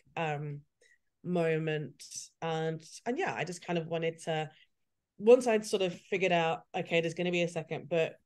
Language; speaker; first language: English; native; English